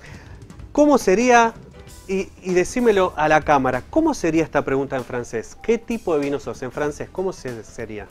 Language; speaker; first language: Spanish; native; Spanish